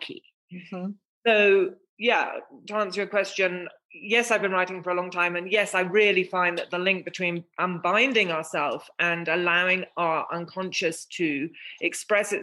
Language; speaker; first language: English; native; English